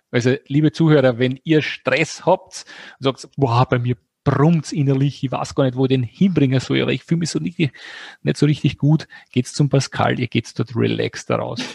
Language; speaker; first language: German; native; German